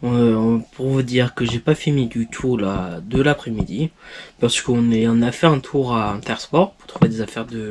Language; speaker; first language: French; native; French